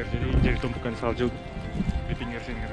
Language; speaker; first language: Indonesian; native; Indonesian